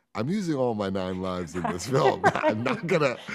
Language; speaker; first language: English; native; English